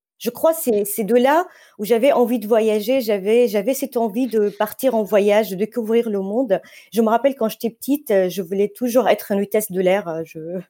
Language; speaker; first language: French; non-native, fluent; Arabic